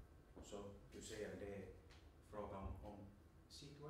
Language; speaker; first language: Swedish; non-native, local second language; Finnish